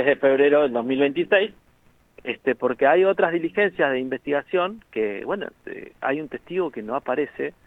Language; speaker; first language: Spanish; native; Spanish